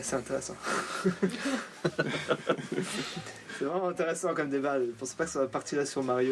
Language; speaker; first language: French; native; French